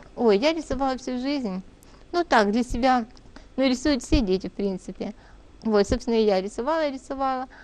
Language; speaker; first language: Russian; native; Russian